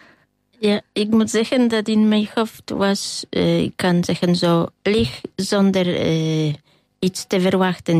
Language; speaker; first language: Dutch; non-native, learner; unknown